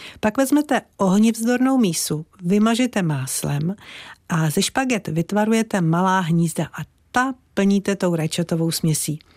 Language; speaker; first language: Czech; native; Czech